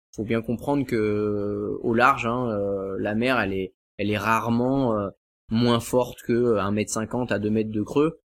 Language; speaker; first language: French; native; French